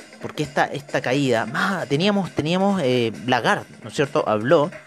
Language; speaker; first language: Spanish; native; Spanish